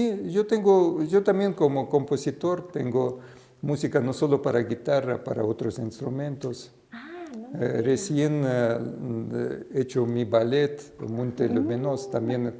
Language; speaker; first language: Spanish; non-native, fluent; Russian